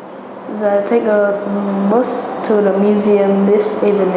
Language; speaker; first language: English; non-native, learner; Vietnamese